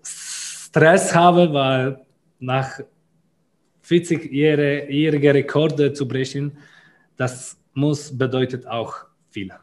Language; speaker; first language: German; non-native, learner; Polish